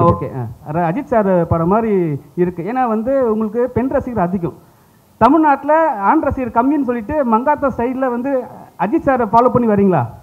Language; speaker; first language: Tamil; native; Tamil